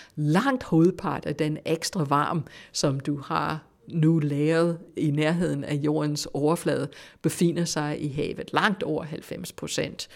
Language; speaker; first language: Danish; non-native, fluent; English